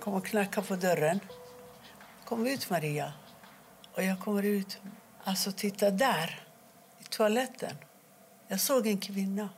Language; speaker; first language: Swedish; non-native, fluent; Persian